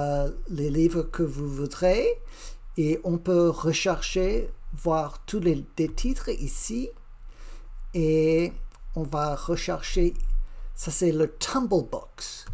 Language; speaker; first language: French; non-native, learner; English